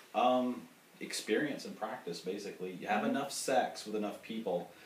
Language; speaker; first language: English; native; English